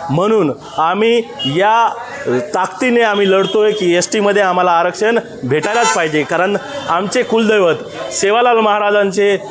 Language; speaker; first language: Marathi; non-native, local second language; Lambadi